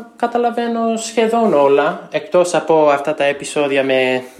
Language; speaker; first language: Greek; non-native, learner; English